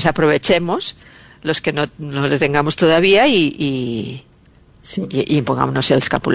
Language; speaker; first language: Spanish; native; Spanish